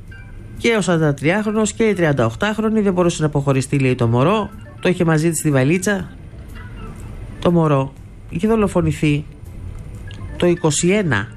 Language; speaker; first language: Greek; native; Greek